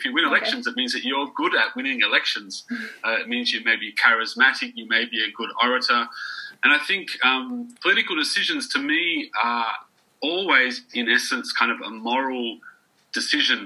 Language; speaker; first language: English; native; English